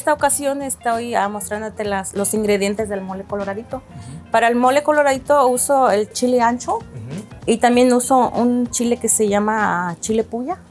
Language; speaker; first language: Spanish; native; Spanish